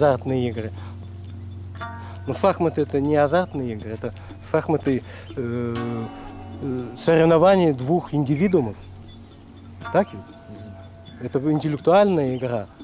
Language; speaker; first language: Russian; native; Russian